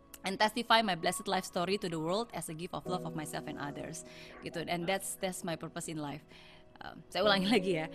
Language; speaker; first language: English; non-native, fluent; Indonesian